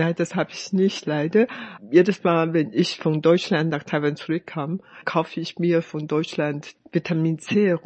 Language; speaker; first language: German; non-native, fluent; Chinese